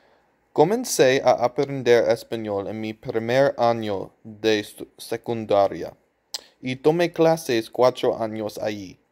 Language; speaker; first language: Spanish; non-native, fluent; English